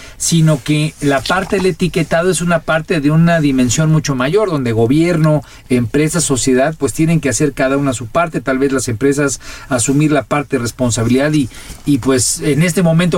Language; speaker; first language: Spanish; native; Spanish